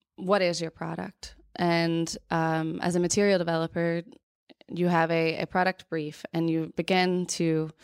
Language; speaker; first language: English; native; English